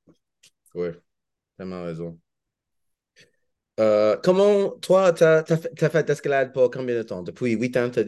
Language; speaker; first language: French; non-native, learner; English